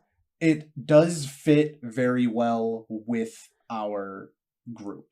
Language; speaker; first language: English; native; English